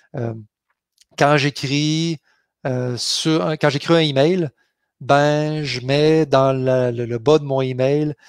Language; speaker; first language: French; native; French